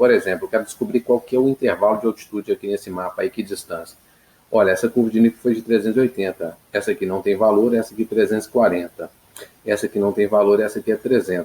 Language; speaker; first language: Portuguese; native; Portuguese